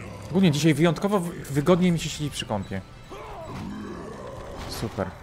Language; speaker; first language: Polish; native; Polish